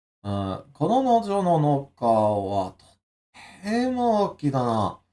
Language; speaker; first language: Japanese; non-native, learner; English